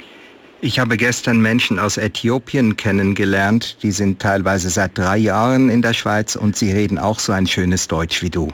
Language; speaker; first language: German; native; German